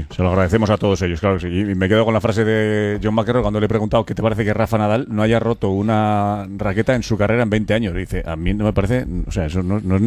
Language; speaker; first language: Spanish; native; Spanish